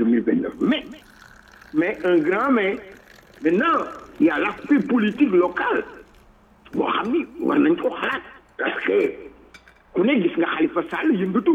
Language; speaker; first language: French; non-native, local second language; Wolof